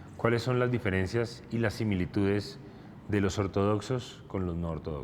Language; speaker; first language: Spanish; native; Spanish